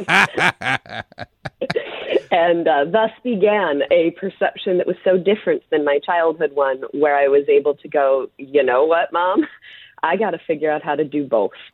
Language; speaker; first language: English; native; English